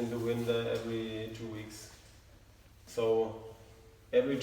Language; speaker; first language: English; non-native, learner; German